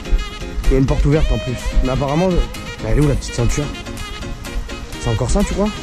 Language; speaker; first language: French; native; French